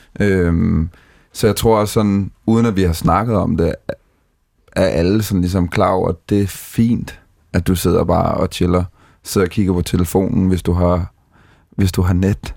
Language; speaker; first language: Danish; native; Danish